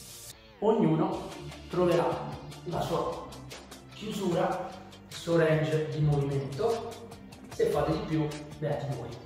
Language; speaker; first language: Italian; native; Italian